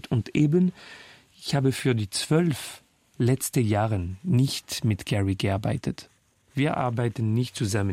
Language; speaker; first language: German; non-native, fluent; French